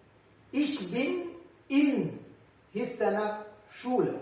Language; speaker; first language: German; non-native, learner; Sinhala